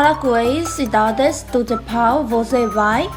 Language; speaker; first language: Portuguese; non-native, learner; Korean